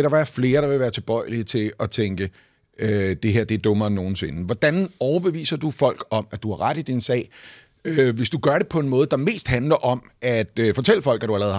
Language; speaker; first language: Danish; native; Danish